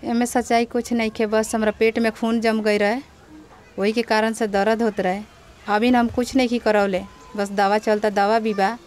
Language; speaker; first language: Hindi; native; Hindi